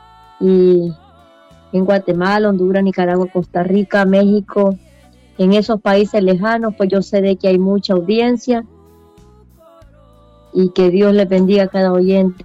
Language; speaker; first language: Spanish; native; Spanish